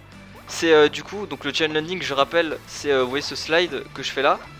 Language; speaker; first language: French; native; French